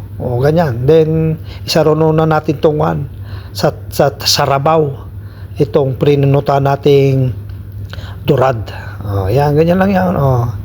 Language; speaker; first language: Filipino; non-native, local second language; Iloko